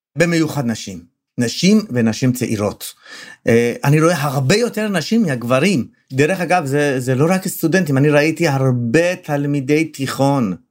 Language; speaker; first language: Hebrew; non-native, fluent; Persian